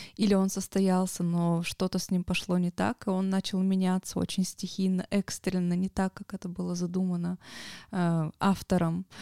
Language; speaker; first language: Russian; native; Russian